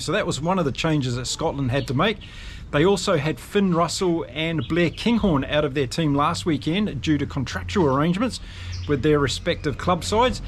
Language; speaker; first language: English; native; English